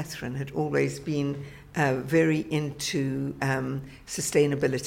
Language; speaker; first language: English; native; English